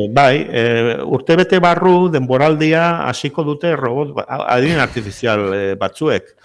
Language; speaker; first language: Basque; native; Basque